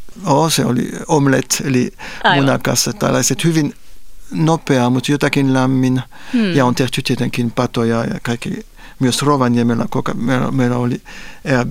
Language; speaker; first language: Finnish; non-native, fluent; French